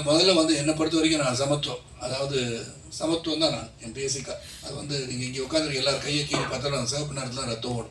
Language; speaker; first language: Tamil; native; Tamil